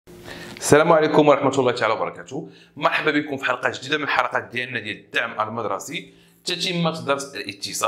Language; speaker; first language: Arabic; native; Arabic